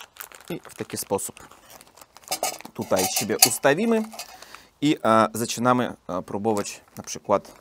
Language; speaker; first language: Polish; non-native, learner; Russian